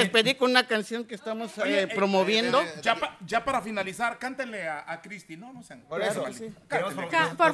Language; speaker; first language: Spanish; native; Spanish